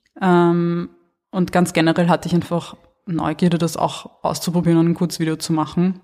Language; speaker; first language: German; early bilingual, other home language; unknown